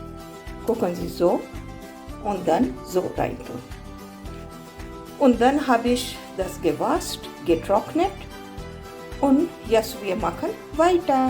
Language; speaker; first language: German; non-native, learner; Hindi